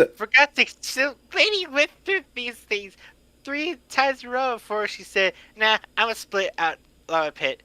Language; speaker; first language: English; native; English